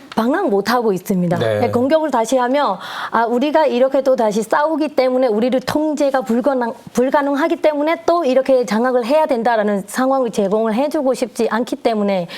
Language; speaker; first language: Korean; non-native, fluent; Burmese